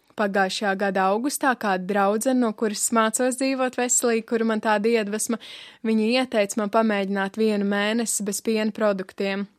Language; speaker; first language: Latvian; native; Latvian